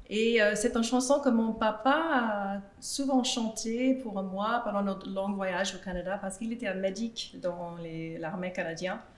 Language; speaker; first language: French; non-native, fluent; English